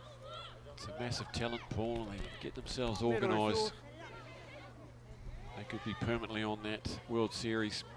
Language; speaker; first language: English; native; English